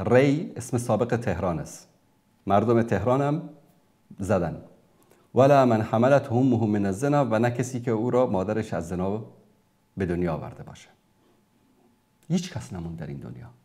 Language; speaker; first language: Persian; native; Persian